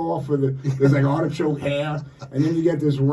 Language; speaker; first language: English; native; English